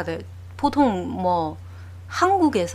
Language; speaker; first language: Korean; non-native, learner; Chinese